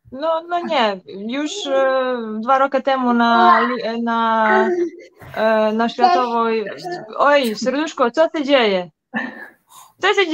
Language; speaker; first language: Polish; non-native, learner; Serbian